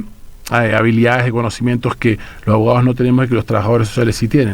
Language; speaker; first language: Spanish; native; Spanish